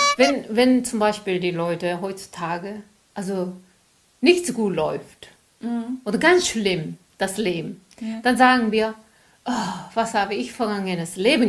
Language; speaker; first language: German; non-native, learner; Korean